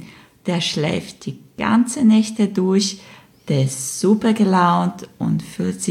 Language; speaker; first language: German; non-native, fluent; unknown